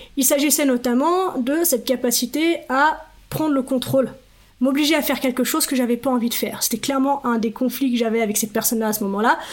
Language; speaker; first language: French; native; French